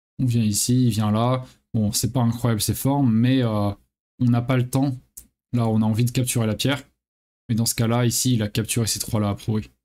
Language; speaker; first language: French; native; French